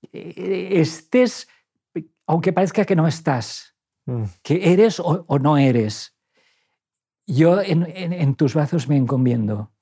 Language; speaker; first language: Spanish; native; Spanish